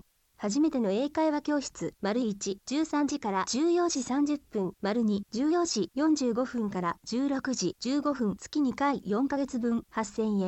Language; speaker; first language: Japanese; native; Japanese